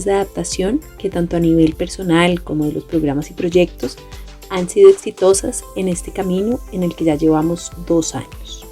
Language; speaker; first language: Spanish; native; Spanish